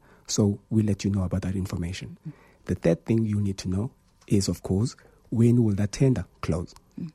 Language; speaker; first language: English; non-native, local second language; Xhosa